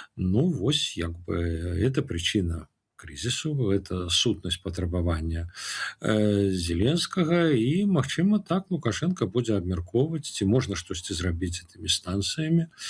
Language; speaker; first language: Belarusian; non-native, local second language; Russian